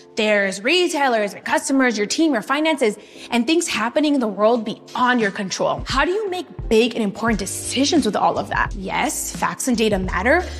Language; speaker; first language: English; native; English